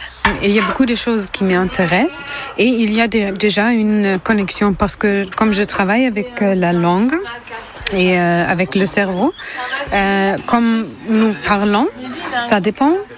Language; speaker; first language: French; non-native, fluent; German